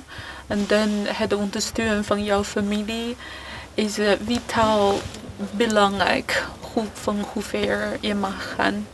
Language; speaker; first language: Dutch; non-native, fluent; Chinese